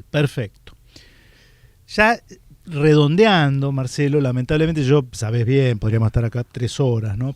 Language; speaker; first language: Spanish; native; Spanish